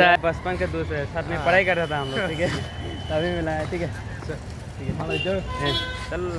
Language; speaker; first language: Hindi; non-native, local second language; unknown